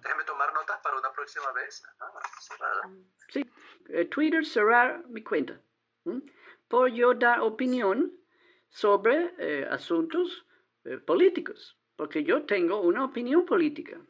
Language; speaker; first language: Spanish; non-native, learner; English